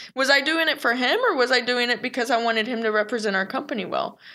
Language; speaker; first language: English; native; English